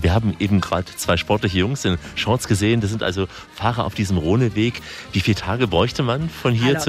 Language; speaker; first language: German; native; German